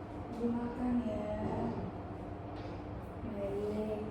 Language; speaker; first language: Indonesian; native; Indonesian